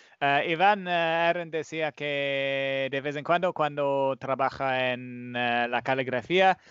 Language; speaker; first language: Spanish; non-native, fluent; English